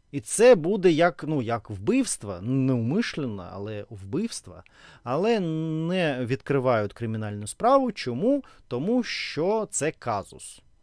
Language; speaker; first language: Ukrainian; non-native, local second language; Russian